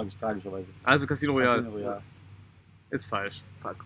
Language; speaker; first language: German; native; German